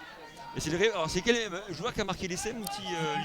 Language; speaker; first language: French; native; French